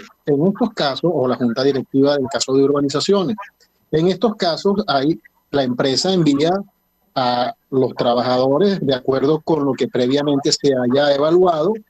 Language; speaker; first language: Spanish; native; Spanish